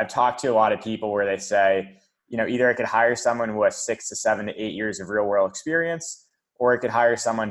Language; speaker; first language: English; native; English